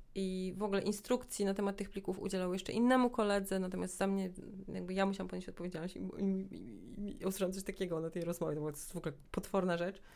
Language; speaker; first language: Polish; native; Polish